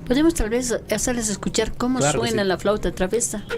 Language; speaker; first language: Spanish; native; Spanish